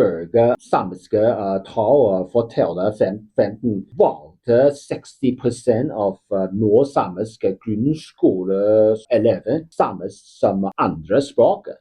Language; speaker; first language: Norwegian; non-native, fluent; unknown